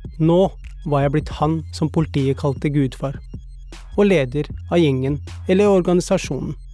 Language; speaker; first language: Norwegian; early bilingual, other home language; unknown